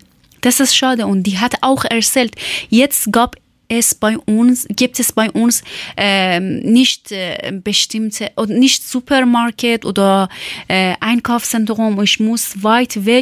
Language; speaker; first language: German; non-native, learner; Persian